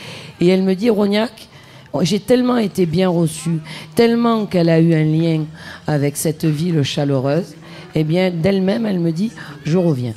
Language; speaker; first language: French; native; French